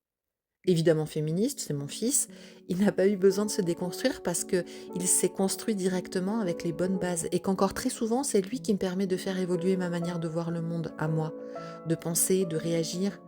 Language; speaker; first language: French; native; French